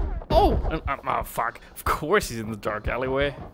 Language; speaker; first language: English; non-native, fluent; German